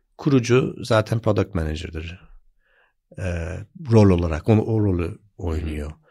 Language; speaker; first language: Turkish; early bilingual, heritage; Turkish